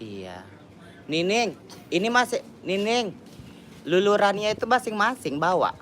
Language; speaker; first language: Indonesian; native; Indonesian